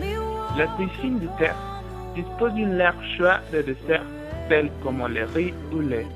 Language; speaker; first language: French; non-native, learner; Spanish